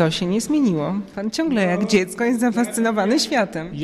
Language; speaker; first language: Polish; native; Polish